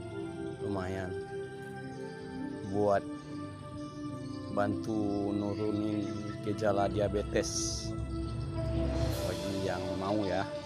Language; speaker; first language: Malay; non-native, local second language; Achinese